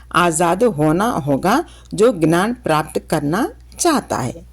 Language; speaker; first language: Hindi; non-native, local second language; Telugu